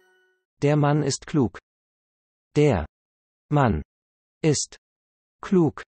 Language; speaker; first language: German; non-native, learner; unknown